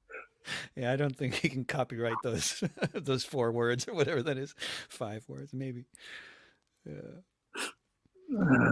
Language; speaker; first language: English; native; English